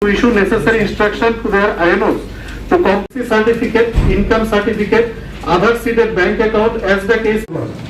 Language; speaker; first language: English; non-native, local second language; Bangla